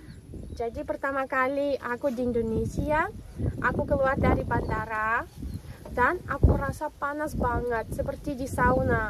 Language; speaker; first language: Indonesian; non-native, fluent; Russian